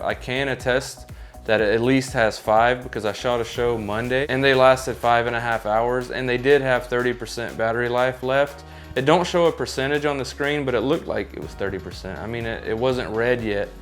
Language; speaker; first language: English; native; English